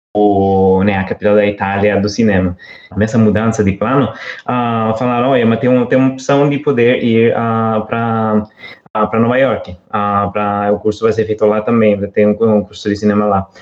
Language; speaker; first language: Portuguese; non-native, fluent; Italian